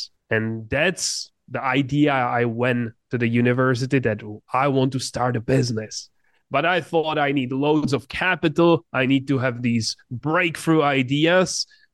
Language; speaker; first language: English; non-native, fluent; Czech